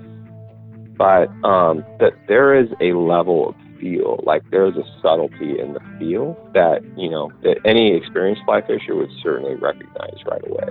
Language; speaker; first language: English; native; English